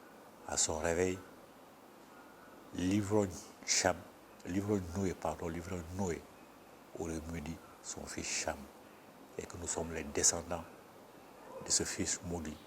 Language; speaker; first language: French; non-native, local second language; Bambara